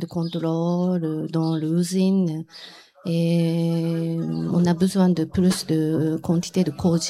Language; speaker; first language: French; non-native, learner; Japanese